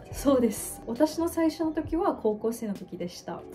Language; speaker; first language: Japanese; non-native, fluent; English